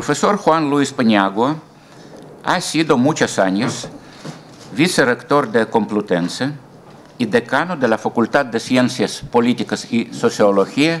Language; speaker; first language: Spanish; non-native, fluent; Russian